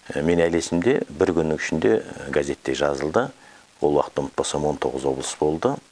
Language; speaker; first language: Kazakh; native; Kazakh